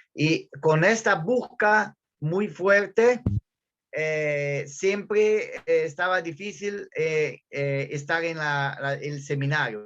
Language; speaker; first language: Spanish; non-native, fluent; Portuguese